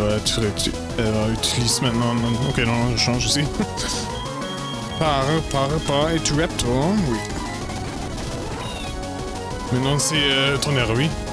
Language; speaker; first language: French; non-native, learner; German